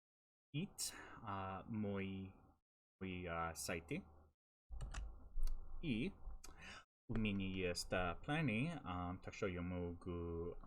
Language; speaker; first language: Russian; non-native, learner; English